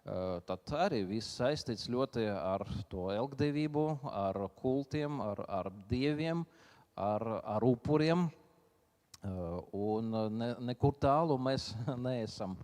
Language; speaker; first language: Latvian; non-native, local second language; Russian